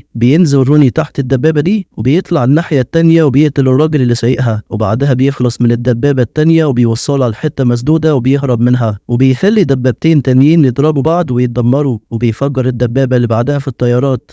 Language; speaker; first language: Arabic; native; Arabic